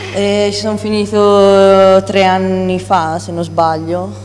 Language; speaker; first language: Italian; native; Italian